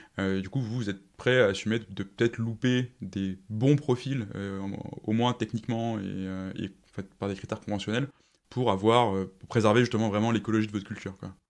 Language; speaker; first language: French; native; French